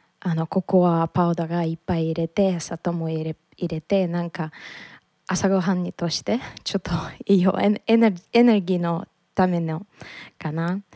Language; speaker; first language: Japanese; non-native, learner; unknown